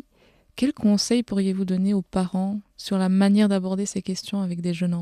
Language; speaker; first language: French; native; French